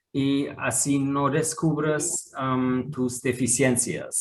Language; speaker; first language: Spanish; non-native, fluent; German